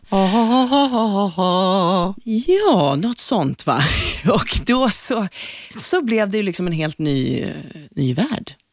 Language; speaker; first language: Swedish; native; Swedish